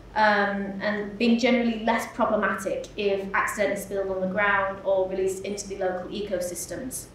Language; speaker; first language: English; native; English